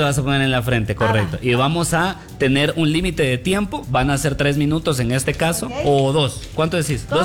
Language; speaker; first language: Spanish; native; Spanish